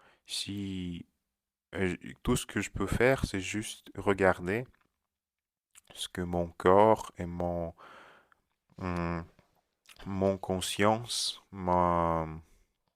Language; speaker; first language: French; non-native, learner; Russian